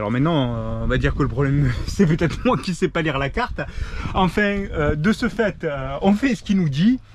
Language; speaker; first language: French; native; French